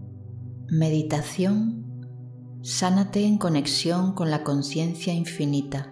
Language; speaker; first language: Spanish; native; Spanish